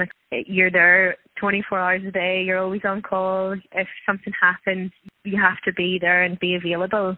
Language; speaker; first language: English; native; English